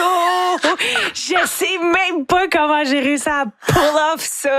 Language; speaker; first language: French; native; French